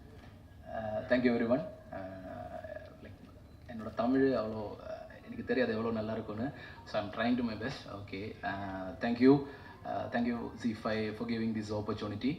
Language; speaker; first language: Tamil; non-native, learner; Malayalam